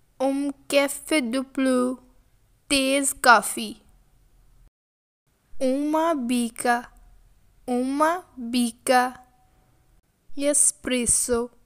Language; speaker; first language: Portuguese; non-native, learner; Urdu